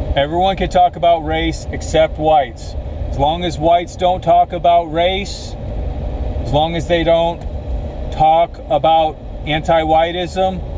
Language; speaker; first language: English; native; English